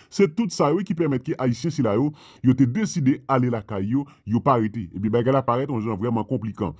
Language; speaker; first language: Haitian Creole; non-native, fluent; Spanish